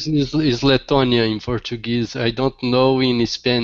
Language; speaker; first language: English; non-native, learner; Portuguese